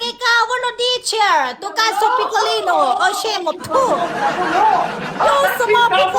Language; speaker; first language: Italian; non-native, learner; Thai